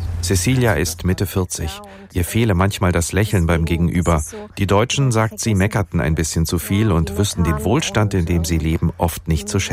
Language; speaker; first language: German; native; German